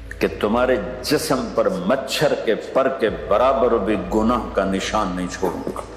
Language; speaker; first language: Urdu; non-native, local second language; Punjabi